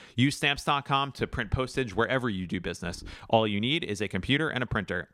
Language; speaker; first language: English; native; English